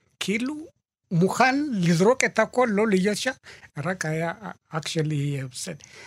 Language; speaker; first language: Hebrew; non-native, fluent; Amharic